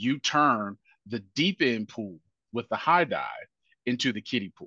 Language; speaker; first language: English; native; English